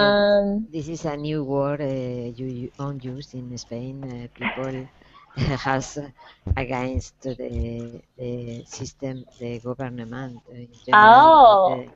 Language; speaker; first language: English; non-native, learner; Spanish